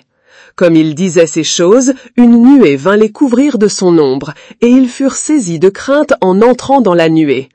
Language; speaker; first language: French; native; French